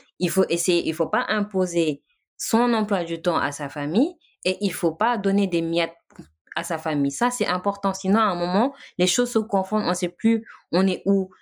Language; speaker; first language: French; non-native, local second language; Wolof